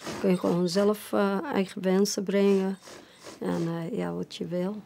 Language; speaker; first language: Dutch; non-native, fluent; Persian